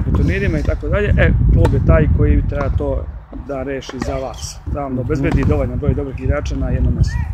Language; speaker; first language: Serbian; native; Serbian